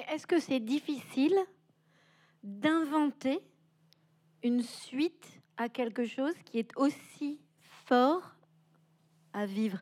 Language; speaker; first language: French; native; French